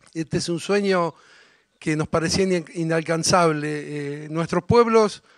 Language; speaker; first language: Spanish; native; Spanish